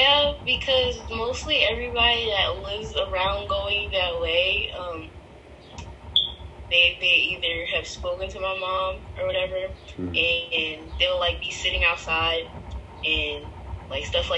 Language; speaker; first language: English; native; English